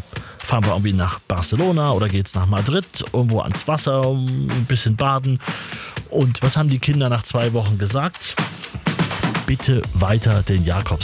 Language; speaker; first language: German; native; German